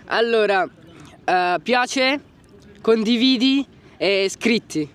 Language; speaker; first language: Italian; non-native, fluent; Bangla